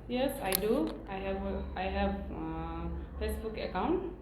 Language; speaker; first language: English; non-native, learner; Nepali